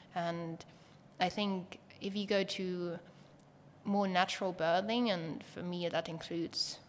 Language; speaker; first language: English; non-native, fluent; German